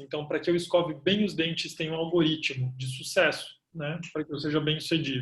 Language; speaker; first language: Portuguese; native; Portuguese